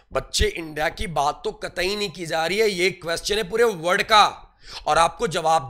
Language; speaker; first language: Hindi; native; Hindi